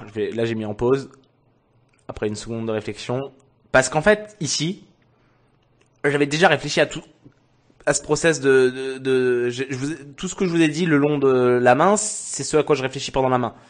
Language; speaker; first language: French; native; French